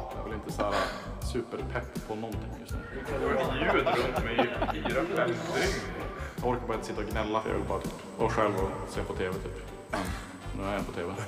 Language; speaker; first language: Swedish; native; Swedish